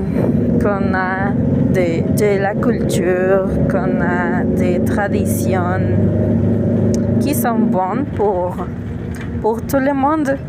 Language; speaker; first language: French; non-native, learner; Spanish